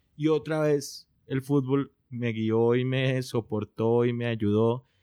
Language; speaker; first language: Spanish; native; Spanish